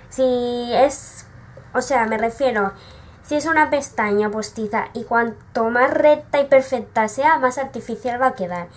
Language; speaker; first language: Spanish; native; Spanish